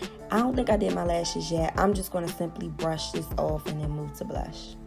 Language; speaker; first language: English; native; English